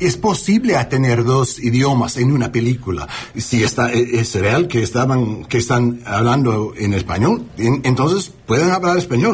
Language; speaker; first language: Spanish; non-native, learner; English